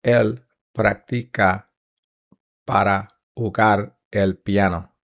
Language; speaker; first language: Spanish; non-native, learner; English